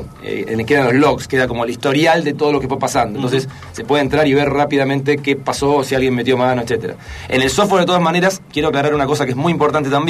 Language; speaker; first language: Spanish; native; Spanish